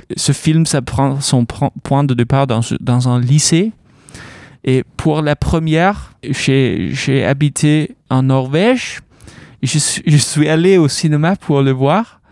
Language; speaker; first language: French; non-native, fluent; Danish